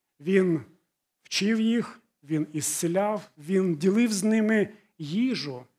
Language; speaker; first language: Ukrainian; non-native, local second language; Russian